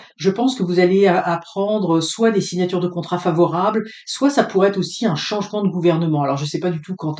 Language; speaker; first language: French; native; French